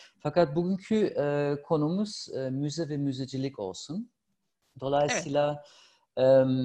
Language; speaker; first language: Turkish; non-native, fluent; German